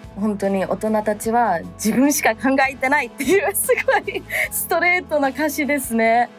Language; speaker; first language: Japanese; early bilingual, other home language; English